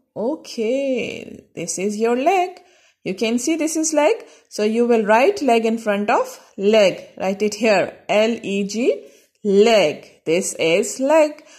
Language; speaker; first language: English; non-native, local second language; Urdu